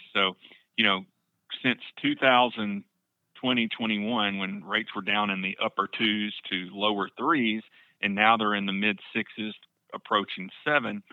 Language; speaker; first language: English; native; English